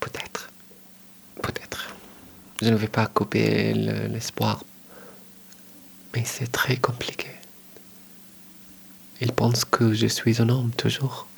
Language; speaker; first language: French; non-native, learner; Arabic